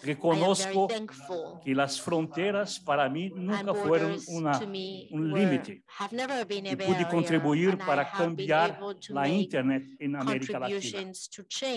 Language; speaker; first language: Spanish; non-native, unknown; German